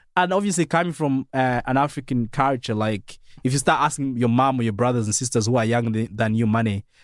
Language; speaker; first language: English; non-native, fluent; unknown